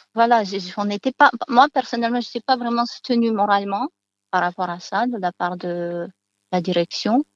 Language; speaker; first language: French; non-native, fluent; Romanian